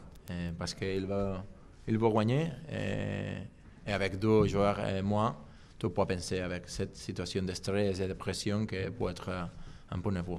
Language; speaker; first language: French; non-native, learner; Spanish